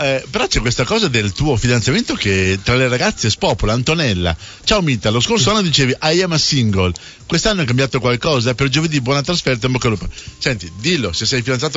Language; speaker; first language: Italian; native; Italian